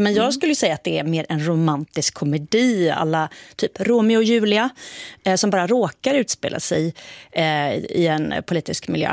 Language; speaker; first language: Swedish; native; Swedish